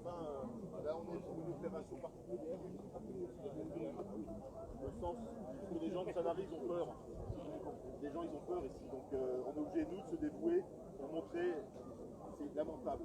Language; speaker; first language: French; native; French